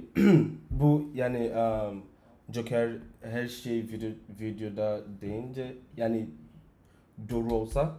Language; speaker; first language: Turkish; non-native, learner; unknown